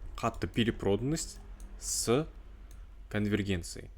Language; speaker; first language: Russian; non-native, local second language; Kazakh